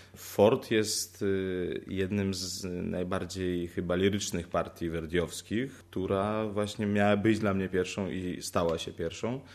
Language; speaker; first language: Polish; early bilingual, other home language; Ukrainian